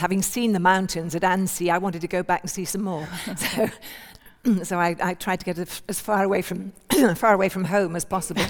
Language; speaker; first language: English; native; English